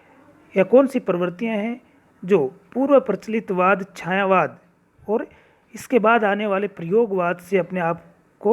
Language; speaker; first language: Hindi; native; Hindi